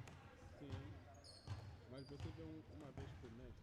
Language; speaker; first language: Portuguese; non-native, learner; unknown